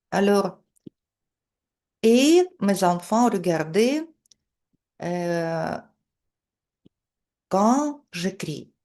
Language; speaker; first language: French; non-native, fluent; Russian